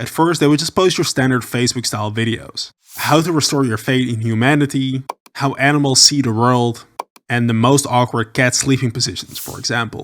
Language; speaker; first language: English; native; English